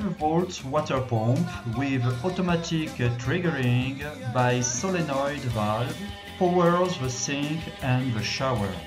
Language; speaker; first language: English; non-native, fluent; French